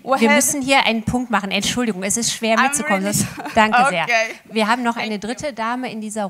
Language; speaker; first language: German; native; German